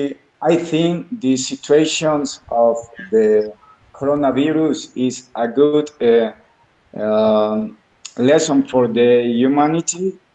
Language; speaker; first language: English; non-native, learner; Spanish